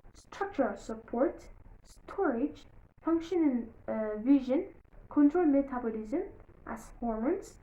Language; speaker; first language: English; non-native, local second language; Amharic